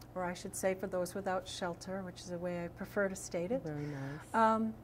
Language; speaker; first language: English; native; English